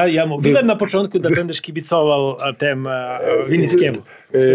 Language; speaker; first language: Polish; non-native, learner; Serbian